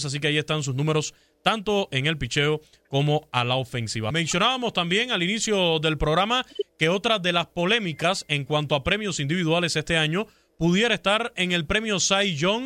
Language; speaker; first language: Spanish; native; Spanish